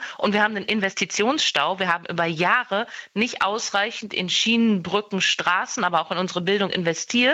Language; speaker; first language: German; native; German